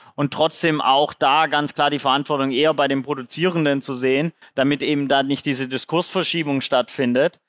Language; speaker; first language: German; native; German